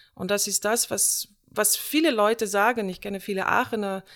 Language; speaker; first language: German; non-native, fluent; Slovenian